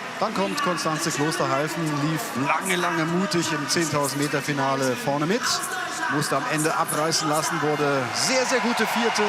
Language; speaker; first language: German; native; German